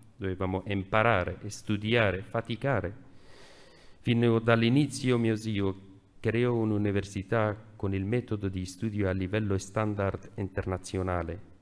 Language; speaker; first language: Italian; non-native, fluent; Persian